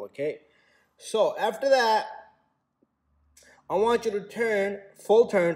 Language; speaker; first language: English; native; English